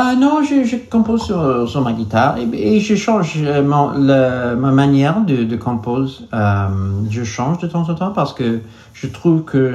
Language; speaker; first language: French; non-native, local second language; English